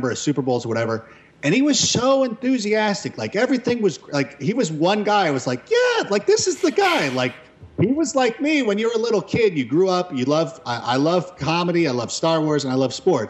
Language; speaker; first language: English; native; English